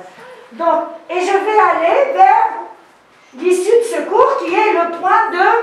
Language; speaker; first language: French; non-native, local second language; Arabic